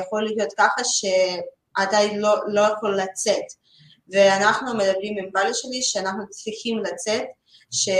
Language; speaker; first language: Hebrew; non-native, learner; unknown